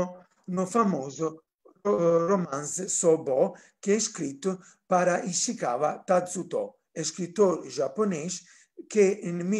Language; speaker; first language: Portuguese; non-native, fluent; Italian